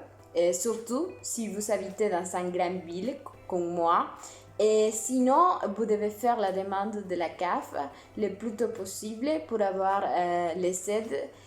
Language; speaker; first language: French; non-native, fluent; Spanish